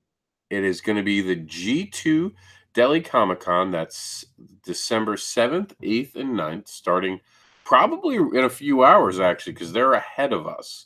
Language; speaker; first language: English; native; English